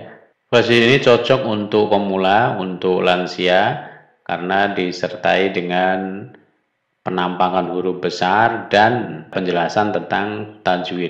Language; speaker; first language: Indonesian; native; Indonesian